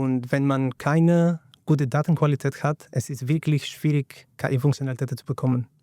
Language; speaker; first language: German; non-native, fluent; Greek